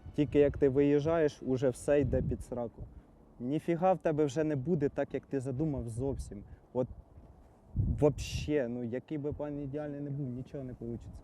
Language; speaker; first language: Ukrainian; non-native, local second language; Russian